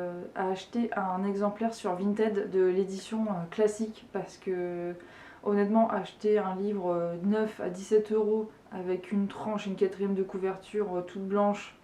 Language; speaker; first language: French; native; French